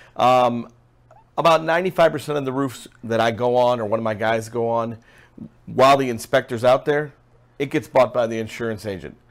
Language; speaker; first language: English; native; English